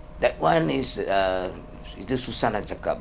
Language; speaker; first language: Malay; non-native, local second language; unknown